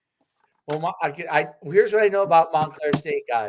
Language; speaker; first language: English; native; English